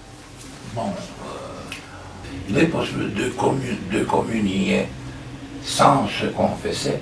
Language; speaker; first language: French; non-native, fluent; Romanian